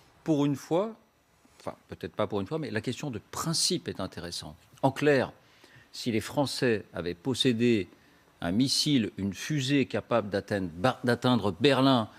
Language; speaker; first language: French; native; French